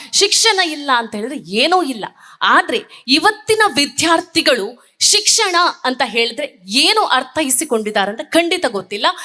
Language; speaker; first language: Kannada; non-native, local second language; Tulu